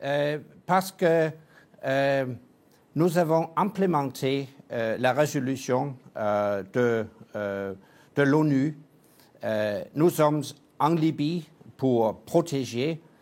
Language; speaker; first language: French; non-native, fluent; Danish